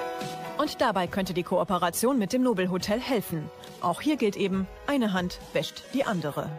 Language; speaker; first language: German; native; German